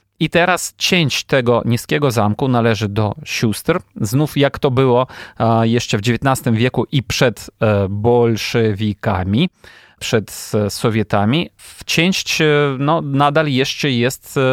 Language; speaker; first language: Polish; non-native, fluent; Ukrainian